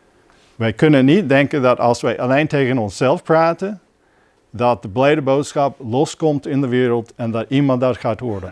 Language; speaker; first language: Dutch; non-native, fluent; English